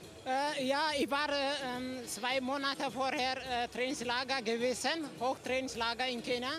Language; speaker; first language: German; non-native, learner; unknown